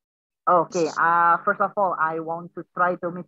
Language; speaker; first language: English; non-native, learner; Indonesian